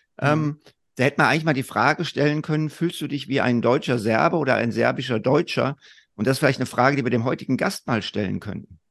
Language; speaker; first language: German; native; German